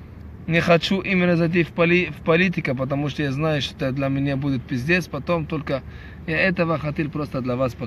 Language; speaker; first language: Russian; non-native, fluent; Arabic